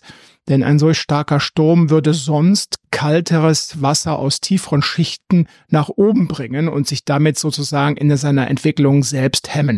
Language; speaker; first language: German; native; German